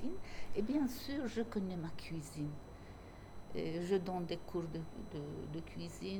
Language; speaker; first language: French; non-native, fluent; Turkish